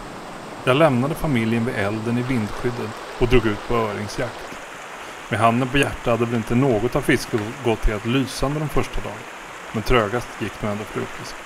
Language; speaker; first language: Swedish; native; Swedish